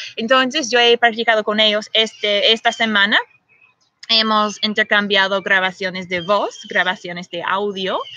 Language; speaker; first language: Spanish; non-native, fluent; English